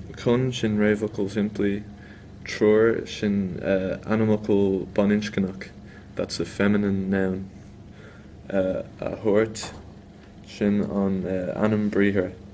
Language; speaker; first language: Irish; non-native, local second language; English